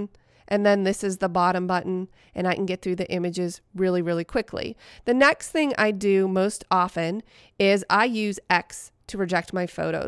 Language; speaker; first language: English; native; English